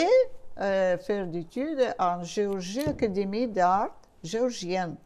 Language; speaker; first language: French; non-native, learner; Russian